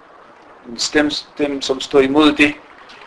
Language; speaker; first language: Danish; non-native, fluent; Arabic